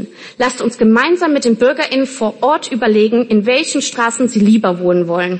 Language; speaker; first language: German; native; German